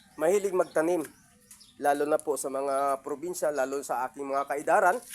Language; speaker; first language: Filipino; non-native, local second language; Hiligaynon